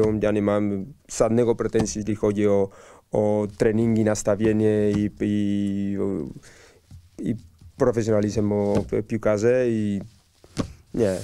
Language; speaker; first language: Polish; non-native, learner; Spanish